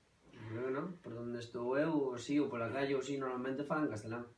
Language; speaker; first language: Galician; non-native, local second language; Spanish